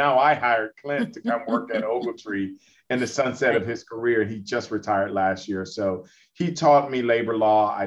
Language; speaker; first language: English; native; English